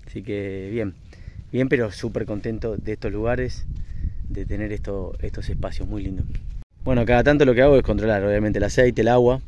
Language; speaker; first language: Spanish; native; Spanish